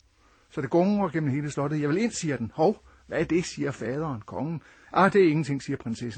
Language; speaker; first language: Danish; native; Danish